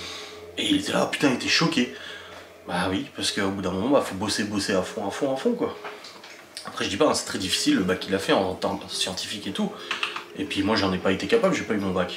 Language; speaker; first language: French; native; French